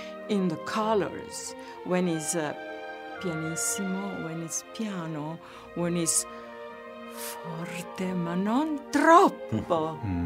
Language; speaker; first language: English; non-native, fluent; Italian